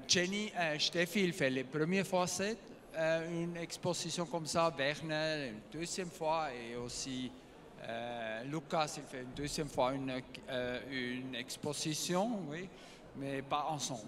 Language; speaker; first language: French; non-native, learner; German